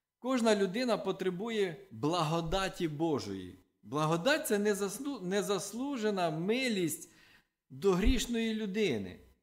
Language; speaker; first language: Ukrainian; non-native, local second language; Russian